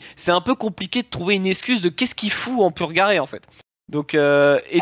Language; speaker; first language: French; native; French